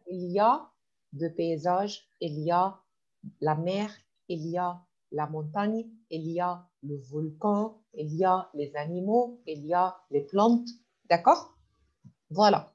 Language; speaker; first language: French; non-native, fluent; Arabic